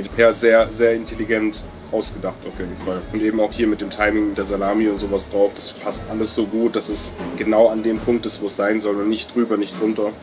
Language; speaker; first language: German; native; German